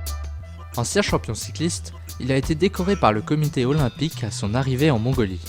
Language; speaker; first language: French; native; French